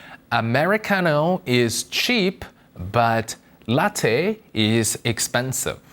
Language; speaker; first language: English; non-native, fluent; Korean